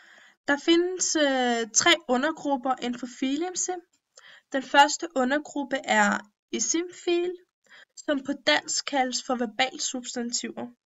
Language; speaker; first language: Danish; early bilingual, other home language; Turkish